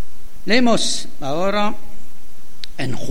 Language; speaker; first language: Spanish; non-native, learner; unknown